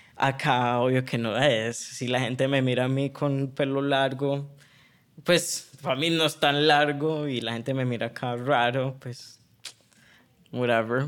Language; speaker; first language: Spanish; early bilingual, heritage; Spanish